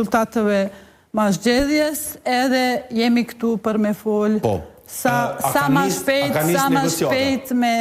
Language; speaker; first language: Albanian; non-native, local second language; Bosnian